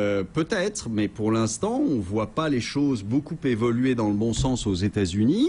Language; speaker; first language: French; native; French